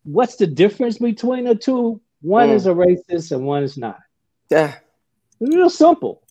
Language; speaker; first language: English; native; English